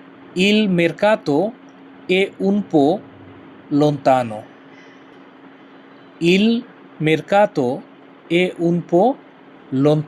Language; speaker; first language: Italian; non-native, learner; Bangla